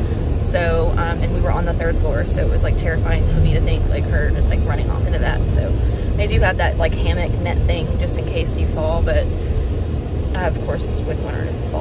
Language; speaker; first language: English; native; English